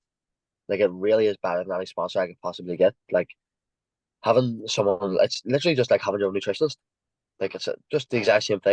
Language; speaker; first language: English; native; English